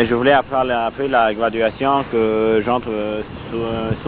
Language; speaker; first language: French; non-native, learner; Arabic